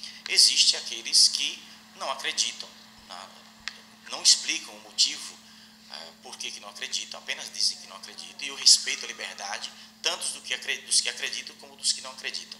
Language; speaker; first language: Portuguese; native; Portuguese